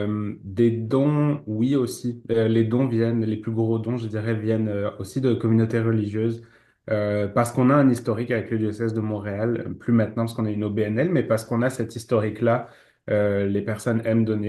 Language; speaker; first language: French; native; French